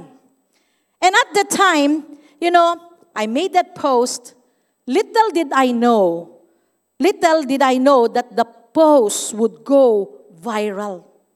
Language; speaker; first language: English; non-native, local second language; Cebuano